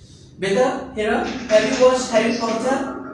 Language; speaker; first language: English; non-native, fluent; Urdu